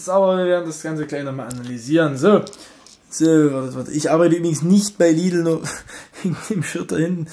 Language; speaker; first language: German; native; German